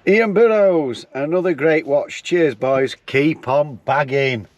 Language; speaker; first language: English; native; English